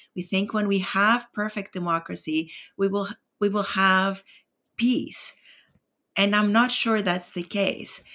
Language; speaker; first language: English; non-native, fluent; Greek